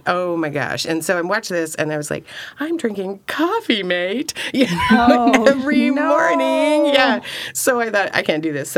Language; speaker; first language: English; native; English